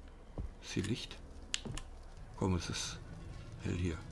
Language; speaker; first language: German; native; German